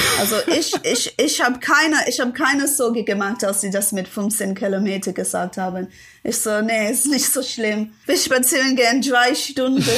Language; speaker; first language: German; non-native, fluent; English